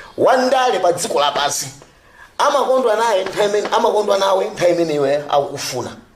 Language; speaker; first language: Nyanja; native; Nyanja